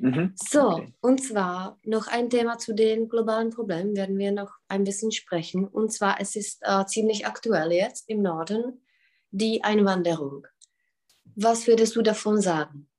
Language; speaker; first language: German; non-native, fluent; Czech